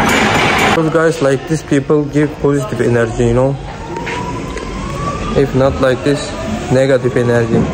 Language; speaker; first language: English; non-native, learner; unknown